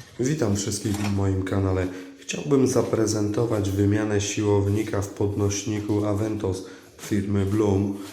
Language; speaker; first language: Polish; native; Polish